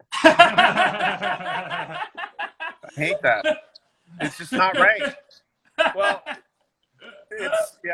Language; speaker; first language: English; native; English